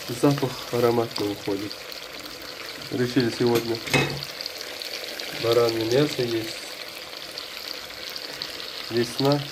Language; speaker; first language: Russian; non-native, fluent; Uzbek